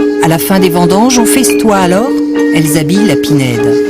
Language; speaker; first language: French; native; French